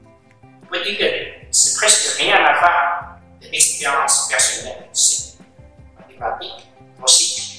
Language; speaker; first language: French; non-native, learner; Chinese